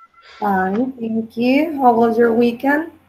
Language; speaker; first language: English; non-native, learner; Spanish